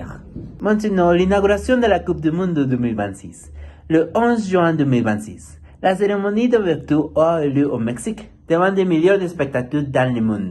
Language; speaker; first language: French; non-native, learner; Spanish